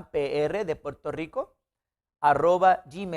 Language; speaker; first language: Spanish; non-native, fluent; Arabic